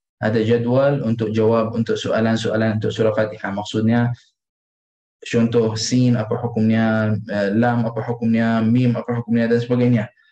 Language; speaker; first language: Malay; non-native, fluent; Arabic